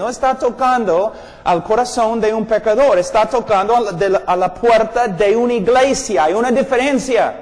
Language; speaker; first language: Spanish; non-native, fluent; English